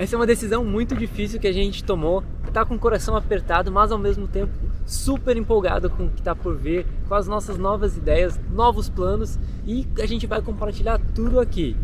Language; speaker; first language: Portuguese; native; Portuguese